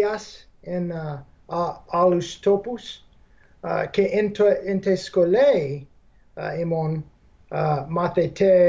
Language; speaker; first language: Greek; non-native, fluent; English